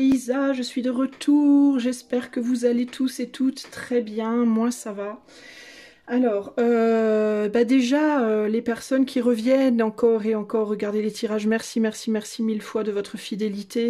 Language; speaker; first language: French; native; French